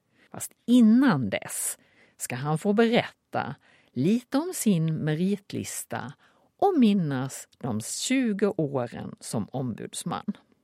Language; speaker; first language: Swedish; native; Swedish